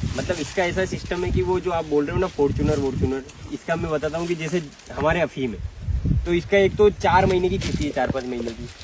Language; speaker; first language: Hindi; native; Hindi